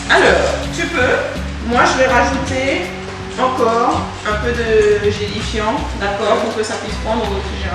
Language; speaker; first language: French; native; French